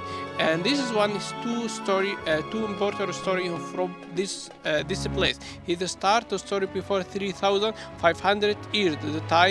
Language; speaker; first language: English; non-native, learner; Arabic